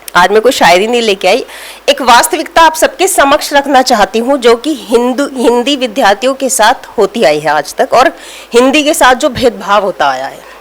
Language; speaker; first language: Hindi; native; Hindi